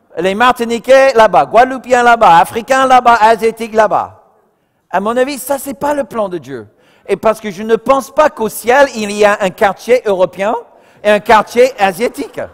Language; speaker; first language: French; non-native, fluent; English